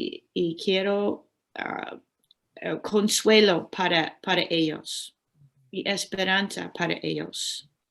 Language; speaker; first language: Spanish; non-native, learner; English